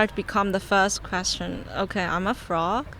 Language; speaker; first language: English; non-native, fluent; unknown